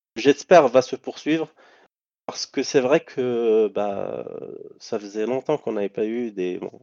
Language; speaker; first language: French; non-native, local second language; Arabic